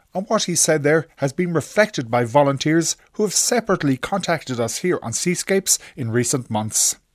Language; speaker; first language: English; native; English